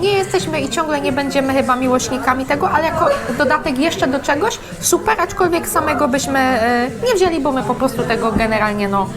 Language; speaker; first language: Polish; native; Polish